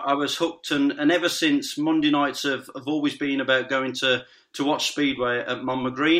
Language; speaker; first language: English; native; English